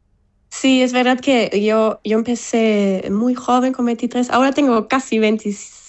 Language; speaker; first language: Spanish; non-native, fluent; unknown